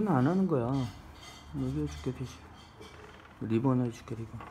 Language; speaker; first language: Korean; native; Korean